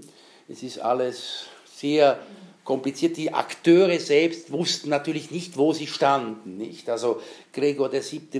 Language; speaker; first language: German; native; German